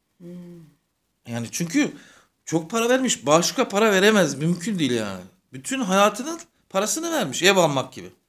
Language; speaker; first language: Turkish; native; Turkish